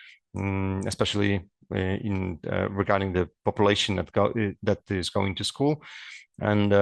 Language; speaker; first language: English; non-native, fluent; Lithuanian